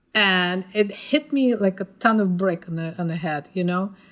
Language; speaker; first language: English; non-native, fluent; Russian